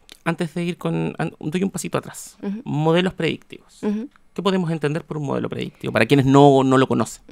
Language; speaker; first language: Spanish; native; Spanish